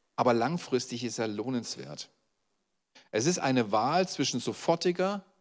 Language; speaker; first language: German; native; German